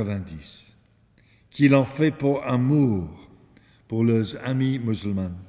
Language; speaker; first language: French; non-native, fluent; English